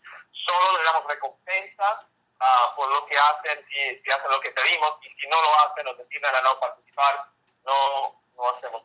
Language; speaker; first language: Spanish; non-native, fluent; English